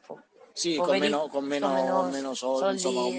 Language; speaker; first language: Italian; native; Italian